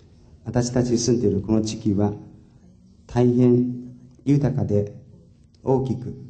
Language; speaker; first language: Japanese; non-native, fluent; Chinese